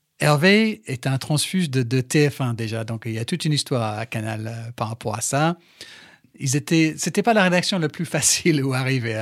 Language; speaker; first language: French; non-native, fluent; English